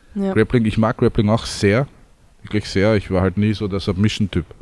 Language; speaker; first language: German; native; German